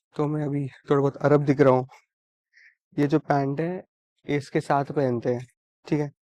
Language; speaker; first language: Hindi; non-native, local second language; Telugu